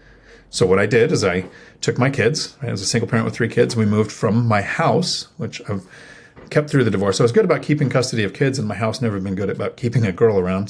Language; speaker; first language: English; native; English